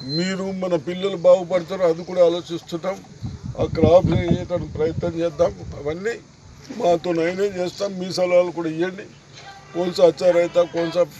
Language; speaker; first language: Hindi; non-native, local second language; Telugu